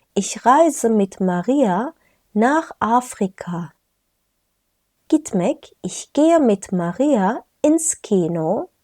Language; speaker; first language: German; non-native, fluent; Turkish